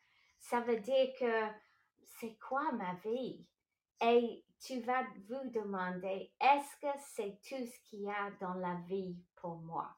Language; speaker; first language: French; non-native, local second language; English